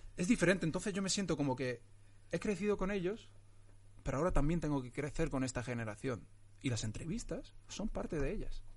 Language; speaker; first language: Spanish; early bilingual, other home language; Arabic